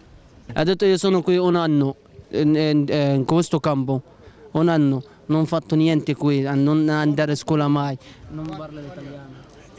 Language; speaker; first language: Italian; non-native, learner; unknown